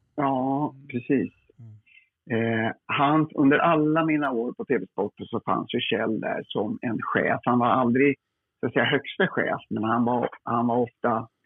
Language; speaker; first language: Swedish; native; Swedish